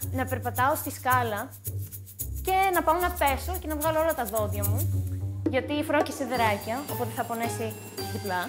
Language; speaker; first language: Greek; non-native, fluent; Russian